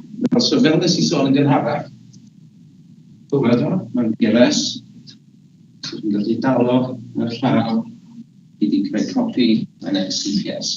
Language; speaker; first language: Welsh; native; Welsh